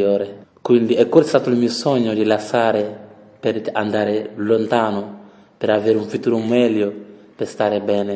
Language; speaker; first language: Italian; non-native, learner; French